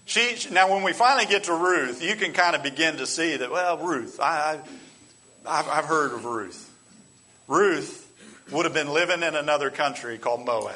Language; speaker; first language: English; native; English